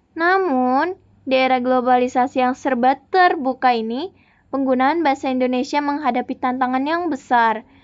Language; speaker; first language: Indonesian; native; Indonesian